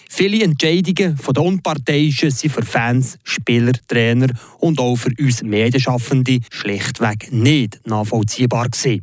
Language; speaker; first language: German; native; German